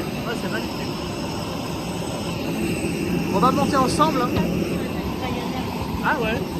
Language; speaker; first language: French; native; French